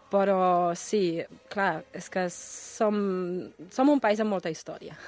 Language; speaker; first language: Catalan; non-native, fluent; German